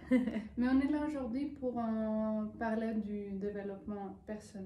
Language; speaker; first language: French; non-native, fluent; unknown